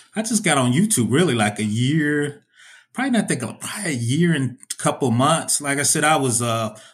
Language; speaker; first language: English; native; English